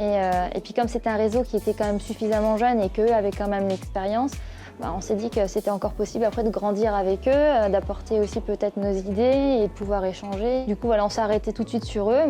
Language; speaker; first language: French; native; French